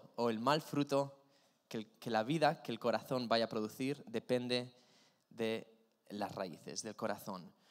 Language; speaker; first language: Spanish; native; Spanish